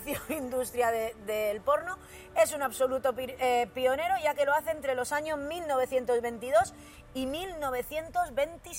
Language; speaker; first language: Spanish; native; Spanish